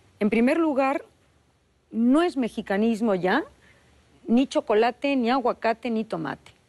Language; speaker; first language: Spanish; native; Spanish